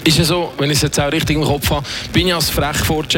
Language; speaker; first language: German; native; German